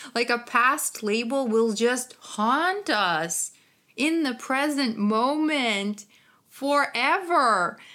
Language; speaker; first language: English; non-native, fluent; Ukrainian